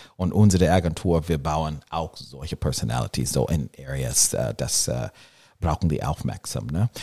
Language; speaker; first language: German; non-native, learner; English